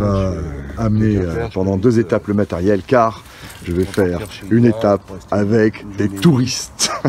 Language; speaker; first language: French; native; French